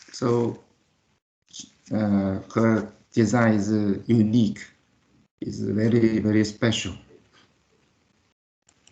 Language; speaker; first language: English; non-native, learner; Chinese